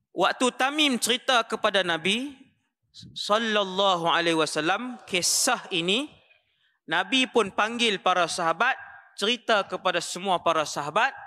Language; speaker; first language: Malay; native; Malay